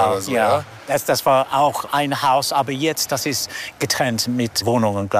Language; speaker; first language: German; non-native, fluent; English